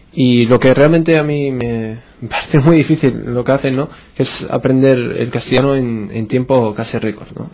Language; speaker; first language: Spanish; non-native, fluent; Arabic